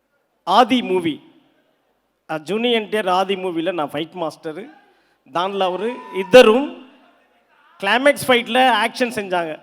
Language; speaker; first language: Telugu; non-native, fluent; Tamil